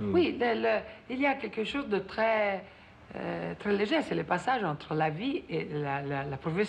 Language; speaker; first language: French; non-native, fluent; Italian